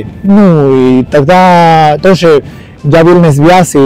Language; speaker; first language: Russian; non-native, learner; Spanish